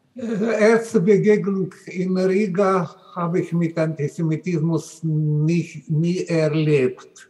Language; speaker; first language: German; non-native, learner; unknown